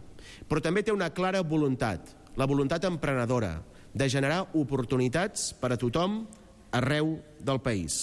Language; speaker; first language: Catalan; native; Catalan